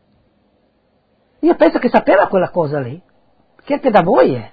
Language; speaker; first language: Italian; non-native, local second language; Friulian